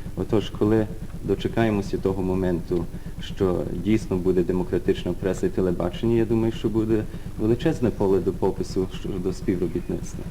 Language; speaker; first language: Ukrainian; early bilingual, heritage; Ukrainian